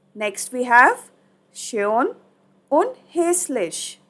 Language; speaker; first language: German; non-native, fluent; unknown